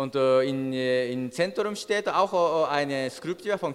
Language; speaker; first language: German; non-native, learner; Japanese